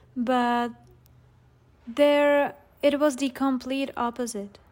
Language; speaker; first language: English; non-native, fluent; Czech